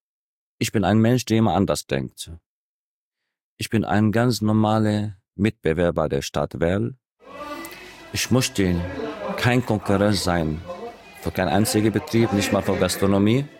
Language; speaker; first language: German; non-native, fluent; Arabic